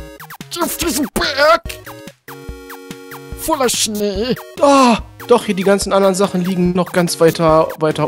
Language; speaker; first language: German; native; German